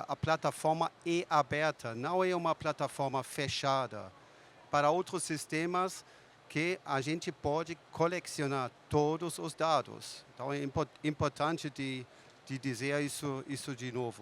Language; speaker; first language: Portuguese; non-native, fluent; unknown